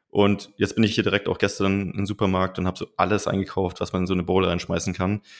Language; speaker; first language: German; native; German